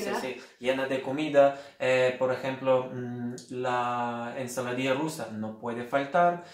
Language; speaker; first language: Spanish; non-native, fluent; Lithuanian